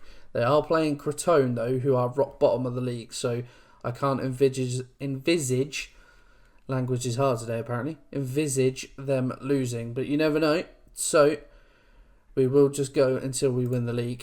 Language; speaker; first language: English; native; English